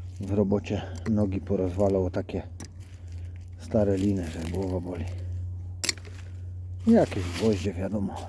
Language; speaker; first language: Polish; native; Polish